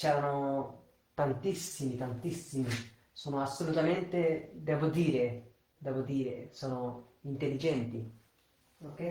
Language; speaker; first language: Italian; non-native, fluent; Bangla